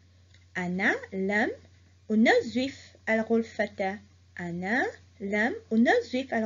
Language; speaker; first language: Arabic; non-native, fluent; Morisyen